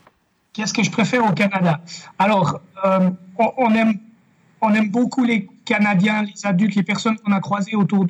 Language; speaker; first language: French; native; French